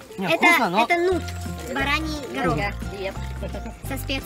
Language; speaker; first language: Russian; native; Russian